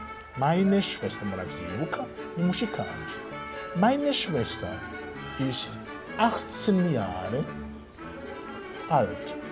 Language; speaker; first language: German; non-native, fluent; Rundi